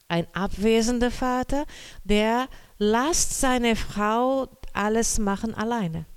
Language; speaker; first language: German; non-native, learner; Portuguese